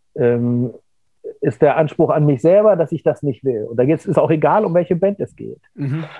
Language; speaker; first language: German; native; German